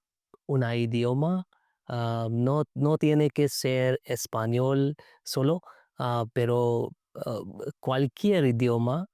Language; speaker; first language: Spanish; non-native, learner; English